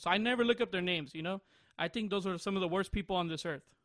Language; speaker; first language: English; early bilingual, other home language; Spanish